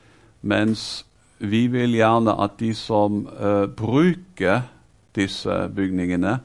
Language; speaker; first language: Norwegian; non-native, fluent; German